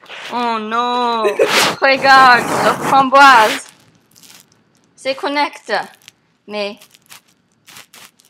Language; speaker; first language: French; non-native, learner; English